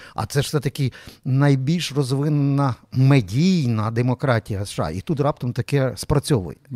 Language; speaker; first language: Ukrainian; native; Ukrainian